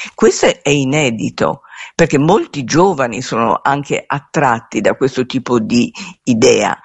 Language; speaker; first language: Italian; native; Italian